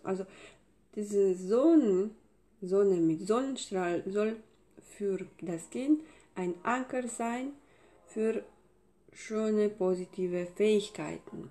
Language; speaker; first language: German; non-native, fluent; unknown